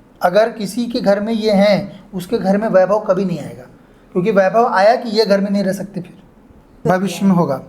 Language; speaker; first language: Hindi; non-native, local second language; Marathi